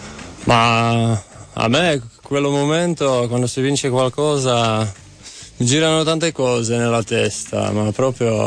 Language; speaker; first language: Italian; non-native, fluent; Czech